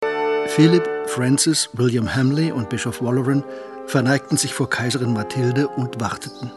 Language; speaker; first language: German; native; German